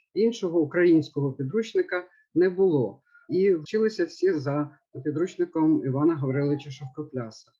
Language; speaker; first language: Ukrainian; native; Ukrainian